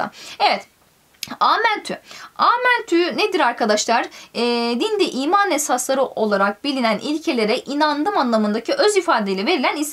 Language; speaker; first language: Turkish; native; Turkish